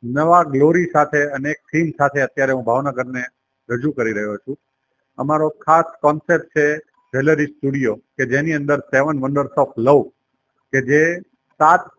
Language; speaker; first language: Gujarati; native; Gujarati